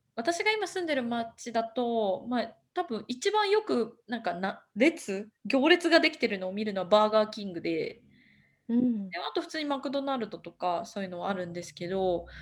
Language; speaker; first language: Japanese; native; Japanese